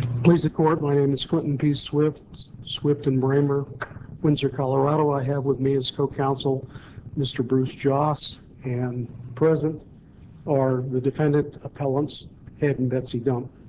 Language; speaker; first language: English; native; English